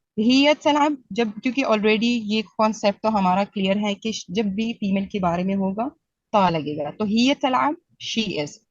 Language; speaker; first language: Urdu; native; Urdu